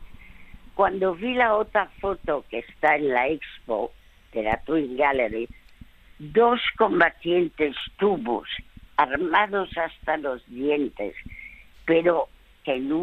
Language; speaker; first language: Spanish; early bilingual, other home language; French